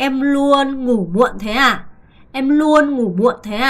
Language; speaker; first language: Vietnamese; non-native, fluent; Korean